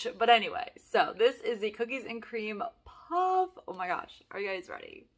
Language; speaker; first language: English; native; English